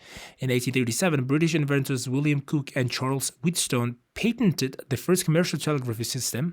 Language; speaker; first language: English; non-native, fluent; Uzbek